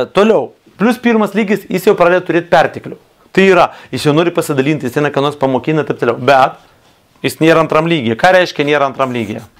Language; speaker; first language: Lithuanian; non-native, local second language; Russian